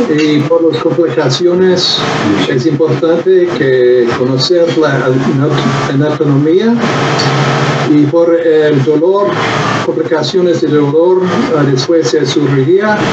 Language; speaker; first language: Spanish; non-native, learner; English